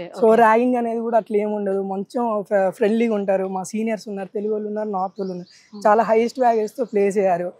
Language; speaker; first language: Telugu; native; Telugu